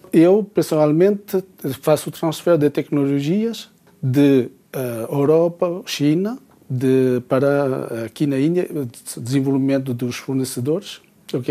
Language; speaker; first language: Portuguese; early bilingual, heritage; Portuguese